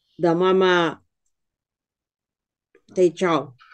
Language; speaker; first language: Chinese; non-native, learner; Spanish